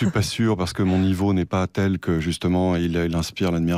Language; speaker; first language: French; native; French